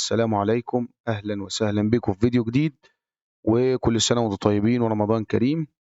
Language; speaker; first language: Arabic; native; Arabic